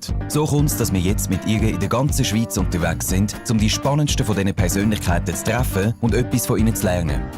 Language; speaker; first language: German; native; German